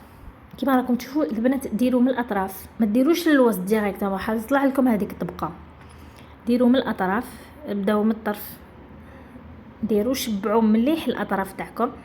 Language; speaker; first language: Arabic; native; Arabic